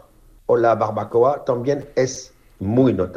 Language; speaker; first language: Spanish; non-native, fluent; French